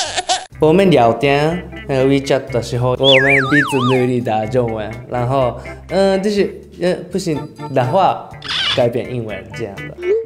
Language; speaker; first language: Chinese; non-native, learner; Japanese